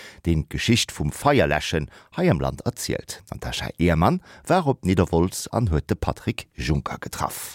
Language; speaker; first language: Luxembourgish; native; Luxembourgish